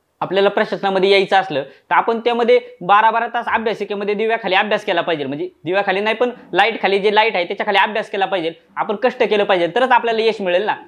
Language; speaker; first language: Marathi; native; Marathi